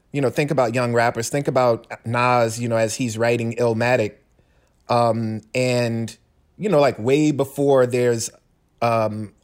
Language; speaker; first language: English; native; English